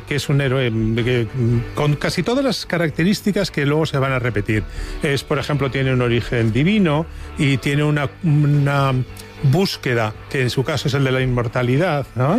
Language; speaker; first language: Spanish; native; Spanish